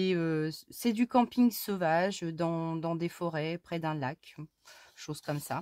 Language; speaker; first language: French; native; French